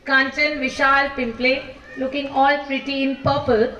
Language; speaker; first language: English; non-native, local second language; Marathi